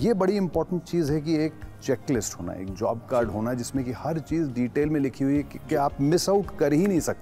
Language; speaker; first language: Hindi; native; Hindi